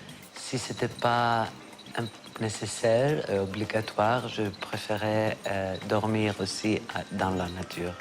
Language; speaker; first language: French; non-native, fluent; Greek